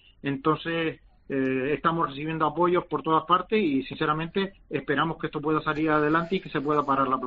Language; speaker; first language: Spanish; native; Spanish